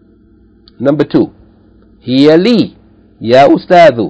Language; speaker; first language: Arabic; non-native, fluent; English